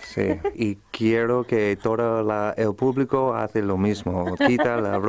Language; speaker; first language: Spanish; non-native, fluent; English